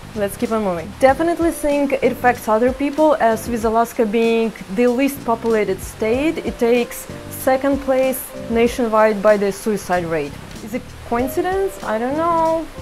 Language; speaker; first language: English; non-native, fluent; Ukrainian